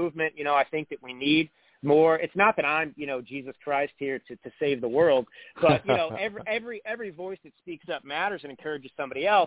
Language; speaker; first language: English; native; English